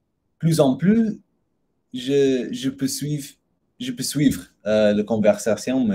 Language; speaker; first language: French; non-native, learner; English